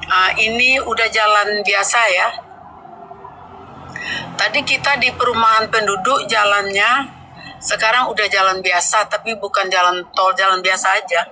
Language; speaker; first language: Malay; non-native, local second language; Minangkabau